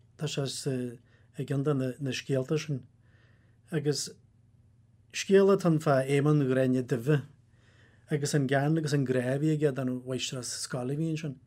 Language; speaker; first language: Irish; native; Irish